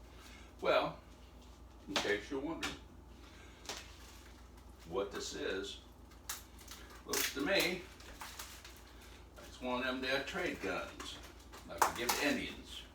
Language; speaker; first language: English; native; English